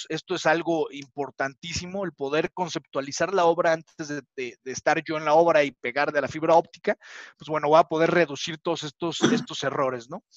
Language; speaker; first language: Spanish; native; Spanish